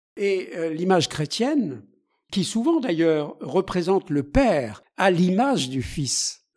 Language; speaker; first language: French; native; French